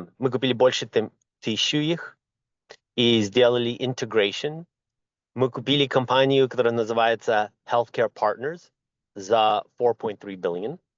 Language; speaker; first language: Russian; early bilingual, heritage; Russian